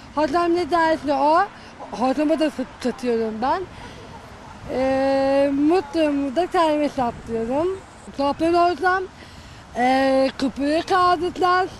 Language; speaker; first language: Turkish; native; Turkish